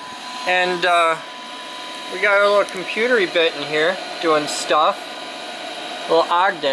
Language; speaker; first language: English; native; English